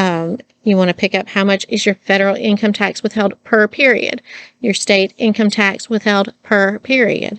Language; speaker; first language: English; native; English